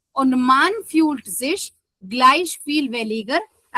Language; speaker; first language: German; non-native, fluent; Hindi